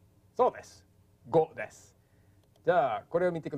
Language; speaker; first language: Japanese; non-native, fluent; English